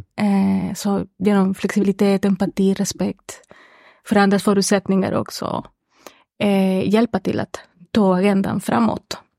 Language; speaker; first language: Swedish; non-native, fluent; Spanish